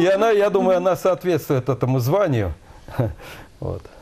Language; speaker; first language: Russian; native; Russian